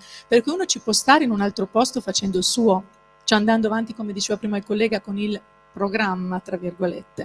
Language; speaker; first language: Italian; native; Italian